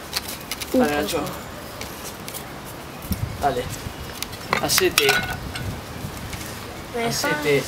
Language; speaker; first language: Spanish; native; Spanish